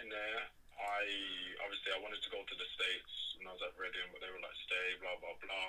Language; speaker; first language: English; native; English